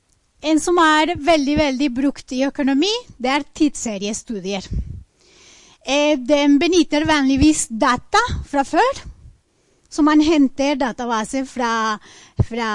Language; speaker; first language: Norwegian; non-native, fluent; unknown